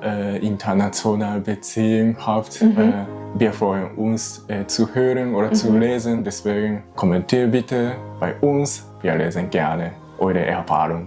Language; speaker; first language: German; non-native, learner; Japanese